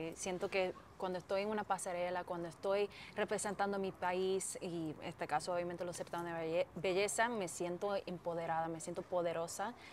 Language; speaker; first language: Spanish; non-native, fluent; English